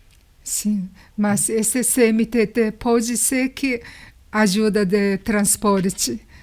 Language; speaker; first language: Portuguese; non-native, learner; Japanese